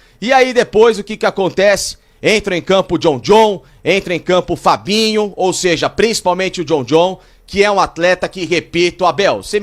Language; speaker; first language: Portuguese; native; Portuguese